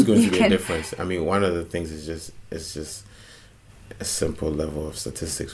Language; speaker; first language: English; non-native, local second language; Akan